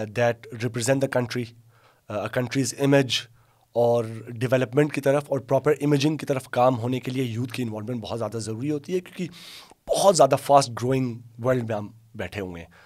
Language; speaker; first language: Urdu; non-native, local second language; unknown